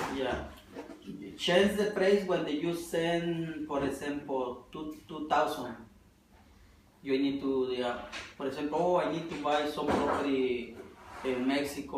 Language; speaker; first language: English; non-native, learner; Spanish